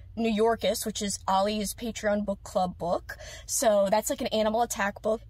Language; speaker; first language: English; native; English